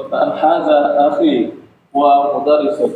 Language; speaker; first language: Arabic; non-native, learner; Indonesian